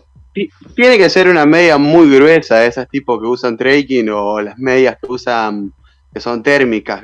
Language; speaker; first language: Spanish; native; Spanish